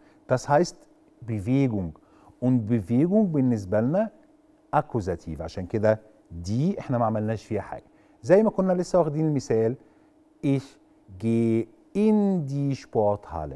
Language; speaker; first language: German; non-native, fluent; Arabic